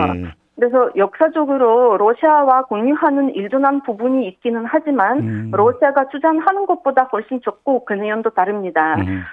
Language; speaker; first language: Korean; non-native, fluent; Ukrainian